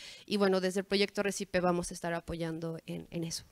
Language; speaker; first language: Spanish; native; Spanish